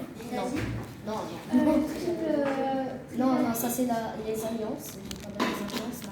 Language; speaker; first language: French; non-native, learner; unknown